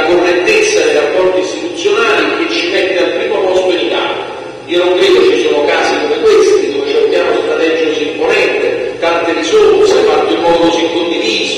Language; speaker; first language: Italian; native; Italian